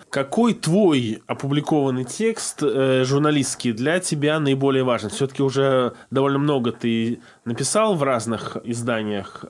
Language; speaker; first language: Russian; native; Russian